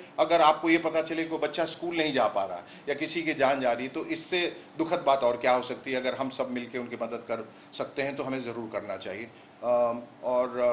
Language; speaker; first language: Hindi; native; Hindi